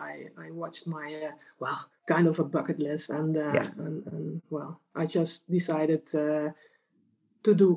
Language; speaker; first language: English; non-native, fluent; Dutch